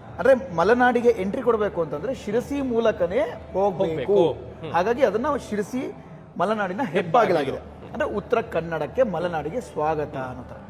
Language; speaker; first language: Kannada; native; Kannada